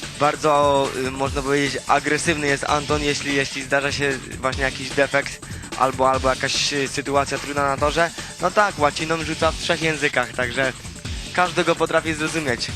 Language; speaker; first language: Polish; non-native, learner; Russian